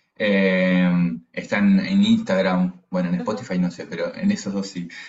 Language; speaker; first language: Spanish; native; Spanish